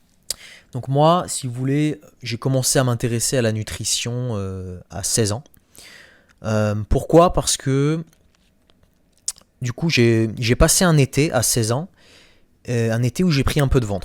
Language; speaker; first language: French; native; French